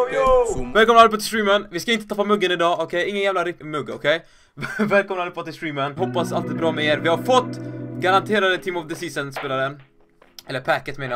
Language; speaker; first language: Swedish; native; Swedish